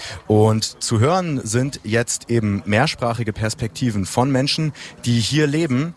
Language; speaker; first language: German; native; German